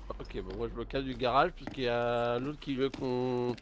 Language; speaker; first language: French; native; French